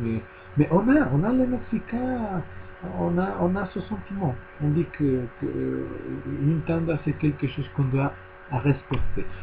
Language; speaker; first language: French; non-native, learner; Spanish